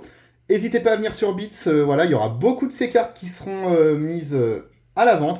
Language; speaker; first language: French; native; French